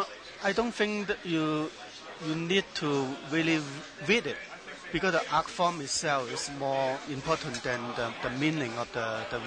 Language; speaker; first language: English; non-native, learner; Chinese